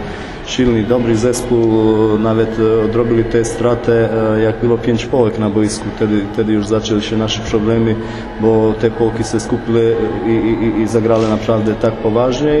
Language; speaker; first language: Polish; non-native, fluent; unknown